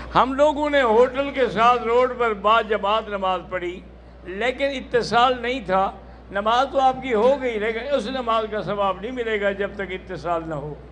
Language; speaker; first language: Urdu; native; Urdu